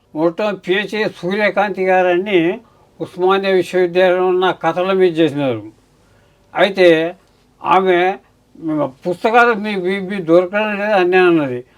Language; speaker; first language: Telugu; native; Telugu